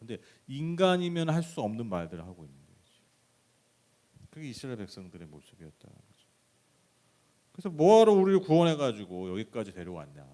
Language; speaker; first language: Korean; native; Korean